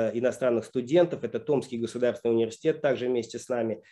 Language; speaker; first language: Russian; native; Russian